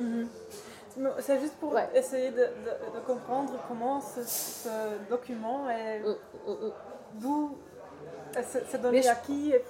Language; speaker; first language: French; non-native, learner; Dutch